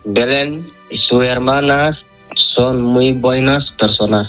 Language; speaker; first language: Spanish; non-native, learner; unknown